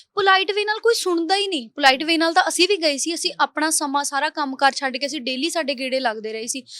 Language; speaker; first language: Punjabi; native; Punjabi